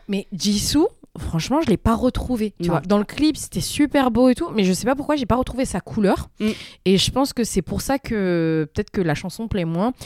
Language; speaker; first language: French; native; French